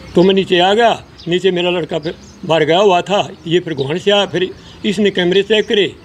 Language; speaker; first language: Hindi; native; Hindi